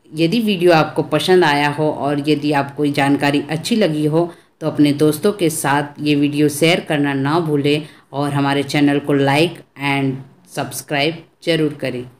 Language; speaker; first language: Hindi; native; Hindi